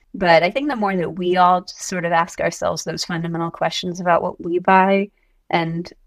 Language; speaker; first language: English; native; English